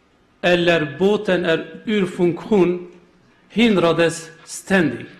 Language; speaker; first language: Swedish; non-native, learner; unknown